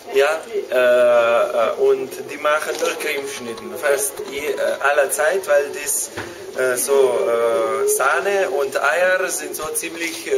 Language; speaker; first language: German; non-native, fluent; Slovenian